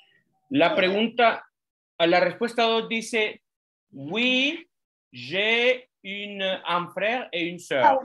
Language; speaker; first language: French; non-native, fluent; Spanish